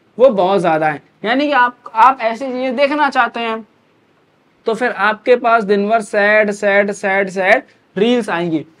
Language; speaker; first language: Hindi; native; Hindi